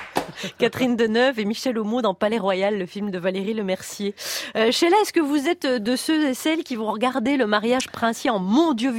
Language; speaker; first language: French; native; French